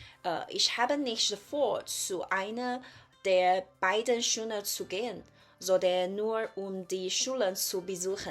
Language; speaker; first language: German; non-native, learner; Chinese